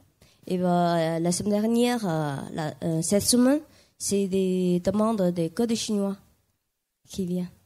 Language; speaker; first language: French; non-native, learner; Chinese